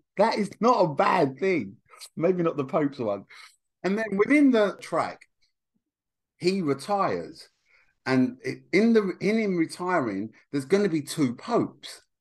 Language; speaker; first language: English; native; English